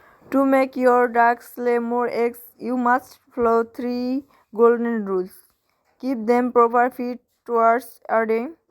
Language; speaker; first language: English; non-native, local second language; Bangla